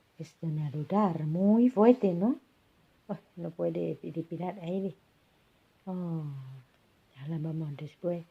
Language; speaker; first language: Spanish; non-native, learner; Thai